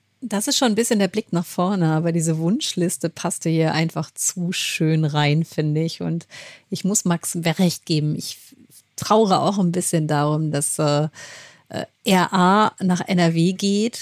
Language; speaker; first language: German; native; German